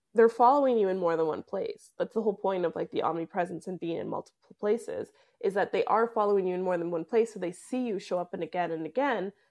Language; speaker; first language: English; native; English